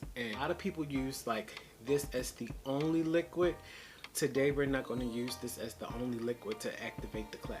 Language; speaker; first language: English; native; English